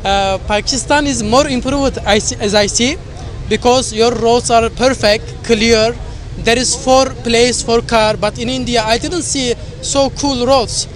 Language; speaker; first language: English; non-native, learner; Turkish